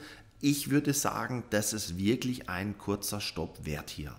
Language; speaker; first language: German; native; German